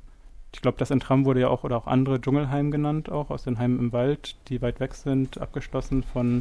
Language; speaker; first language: German; native; German